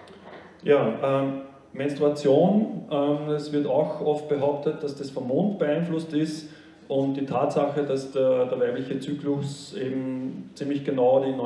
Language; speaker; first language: German; native; German